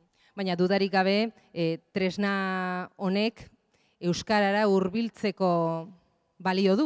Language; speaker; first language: Basque; native; Basque